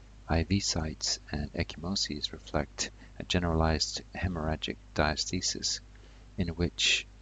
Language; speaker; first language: English; native; English